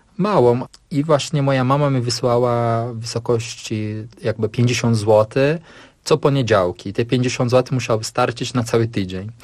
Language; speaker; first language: Polish; early bilingual, heritage; Portuguese